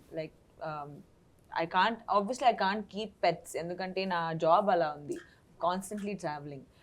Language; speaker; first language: Telugu; non-native, local second language; Tamil